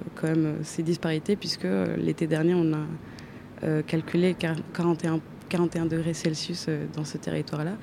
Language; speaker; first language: French; non-native, fluent; Spanish